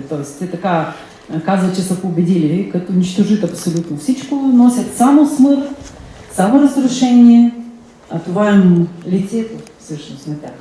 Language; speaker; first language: Bulgarian; early bilingual, heritage; Bulgarian